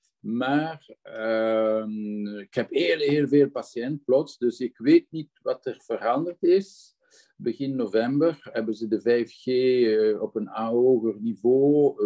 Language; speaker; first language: Dutch; non-native, local second language; French